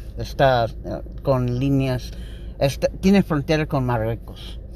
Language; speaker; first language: Spanish; non-native, learner; English